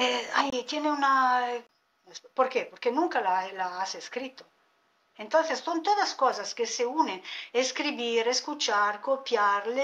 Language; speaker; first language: Spanish; non-native, fluent; Italian